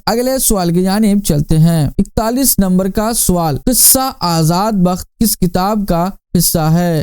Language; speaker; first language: Urdu; native; Urdu